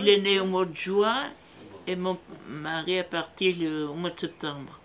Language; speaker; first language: French; native; French